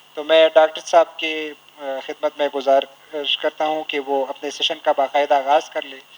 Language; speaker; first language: Urdu; non-native, local second language; Pashto